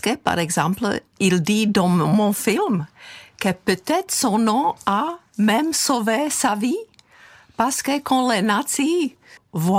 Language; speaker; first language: French; non-native, fluent; Czech